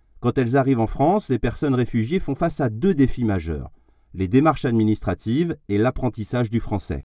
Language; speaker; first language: French; native; French